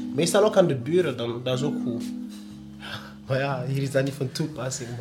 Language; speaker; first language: Dutch; non-native, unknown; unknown